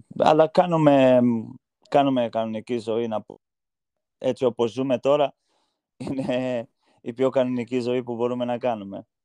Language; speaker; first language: Greek; non-native, fluent; Portuguese